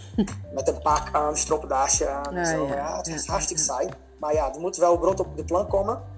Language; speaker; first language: Dutch; non-native, fluent; Portuguese